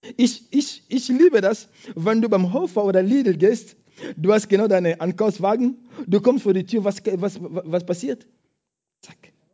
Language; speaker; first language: German; non-native, fluent; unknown